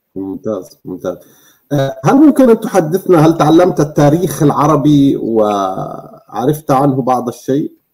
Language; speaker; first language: Arabic; native; Arabic